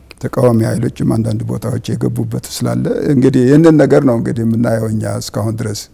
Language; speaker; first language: Amharic; non-native, local second language; Tigrinya